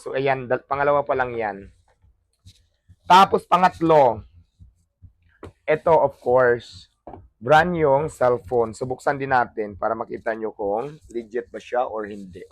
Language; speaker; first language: Filipino; non-native, local second language; Hiligaynon